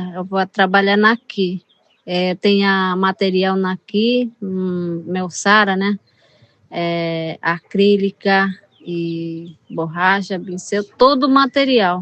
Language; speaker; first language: Portuguese; non-native, local second language; Yanomámi